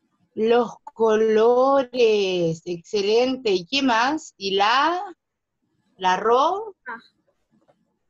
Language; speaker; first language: Spanish; native; Spanish